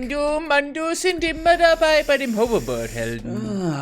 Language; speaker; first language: German; native; German